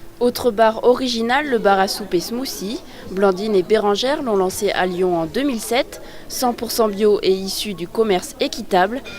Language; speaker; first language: French; native; French